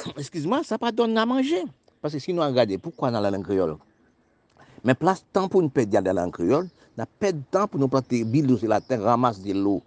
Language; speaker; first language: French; non-native, local second language; Haitian Creole